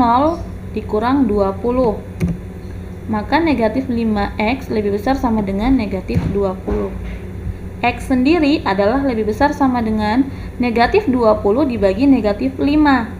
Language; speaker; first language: Indonesian; native; Indonesian